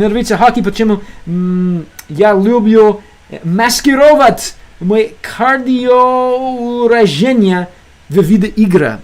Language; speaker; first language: Russian; non-native, learner; English